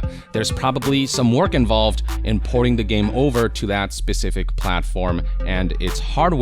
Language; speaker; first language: English; native; English